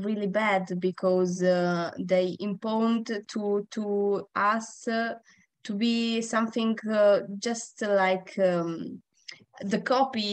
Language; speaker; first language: English; non-native, learner; Italian